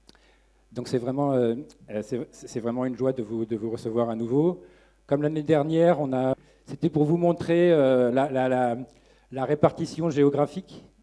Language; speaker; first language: French; native; French